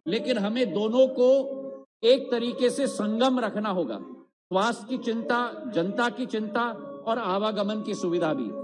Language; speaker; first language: Hindi; native; Hindi